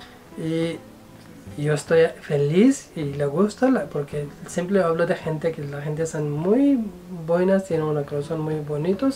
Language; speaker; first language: Spanish; non-native, fluent; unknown